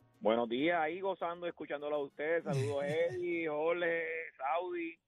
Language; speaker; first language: Spanish; native; Spanish